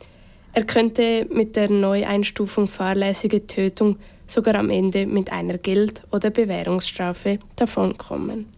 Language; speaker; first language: German; native; German